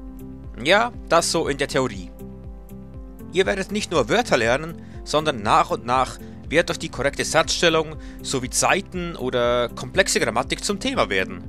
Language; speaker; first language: German; native; German